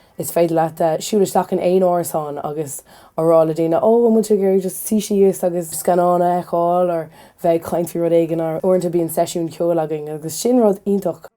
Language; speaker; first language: Irish; non-native, local second language; English